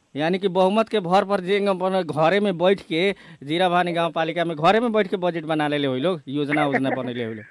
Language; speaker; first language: Bhojpuri; native; Bhojpuri